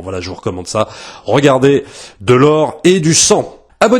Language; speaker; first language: French; native; French